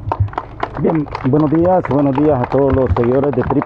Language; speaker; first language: Spanish; native; Spanish